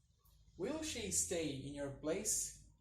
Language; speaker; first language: English; non-native, fluent; Portuguese